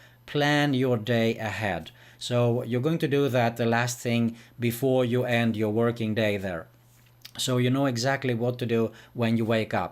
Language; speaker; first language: English; non-native, fluent; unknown